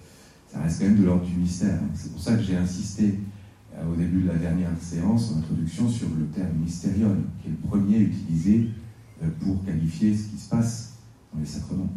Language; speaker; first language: French; native; French